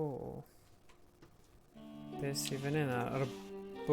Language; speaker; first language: Welsh; native; Welsh